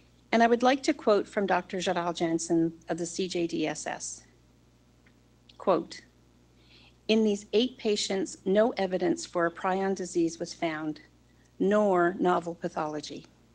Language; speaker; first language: English; native; English